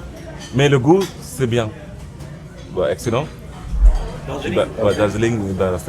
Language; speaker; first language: French; non-native, learner; Bangla